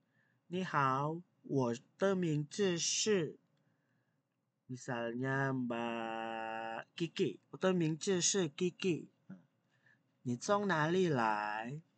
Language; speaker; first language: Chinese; non-native, fluent; Indonesian